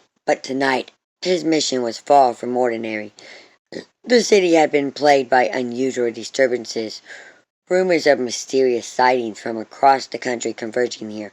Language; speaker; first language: English; native; English